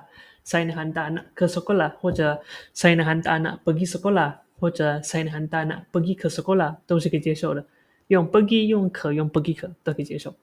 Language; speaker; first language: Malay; non-native, local second language; Chinese